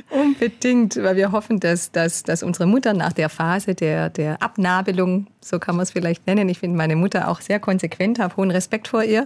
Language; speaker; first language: German; native; German